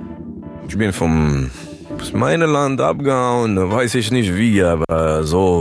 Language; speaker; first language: German; non-native, learner; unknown